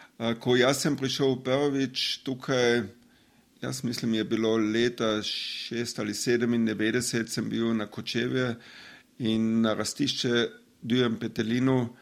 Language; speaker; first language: Slovenian; non-native, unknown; German